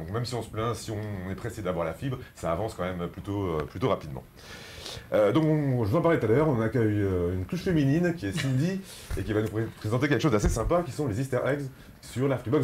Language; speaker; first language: French; native; French